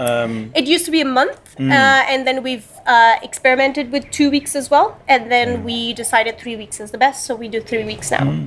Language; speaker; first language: English; non-native, fluent; Romanian